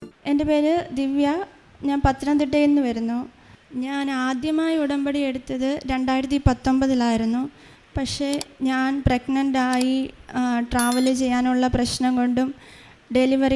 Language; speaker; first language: Malayalam; native; Malayalam